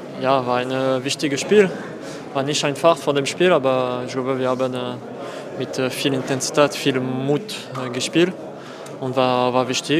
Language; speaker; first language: German; non-native, learner; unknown